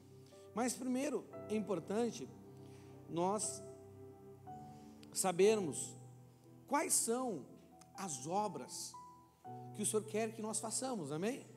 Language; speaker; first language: Portuguese; native; Portuguese